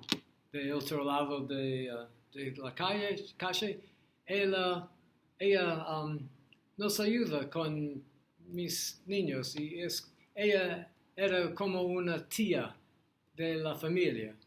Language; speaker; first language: Spanish; non-native, learner; English